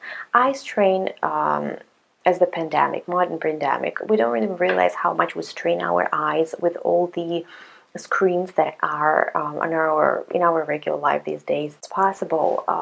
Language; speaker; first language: English; non-native, fluent; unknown